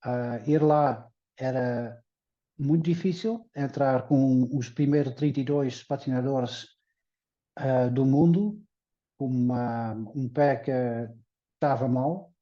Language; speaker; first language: Portuguese; early bilingual, heritage; Dutch